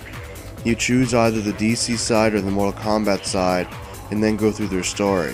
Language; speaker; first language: English; native; English